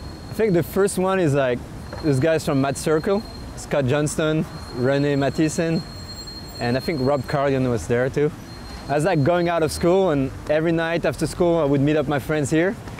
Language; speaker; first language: English; non-native, fluent; French